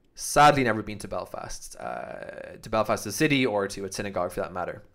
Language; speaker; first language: English; native; English